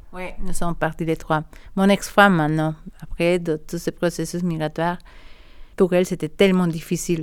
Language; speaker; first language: French; non-native, learner; Spanish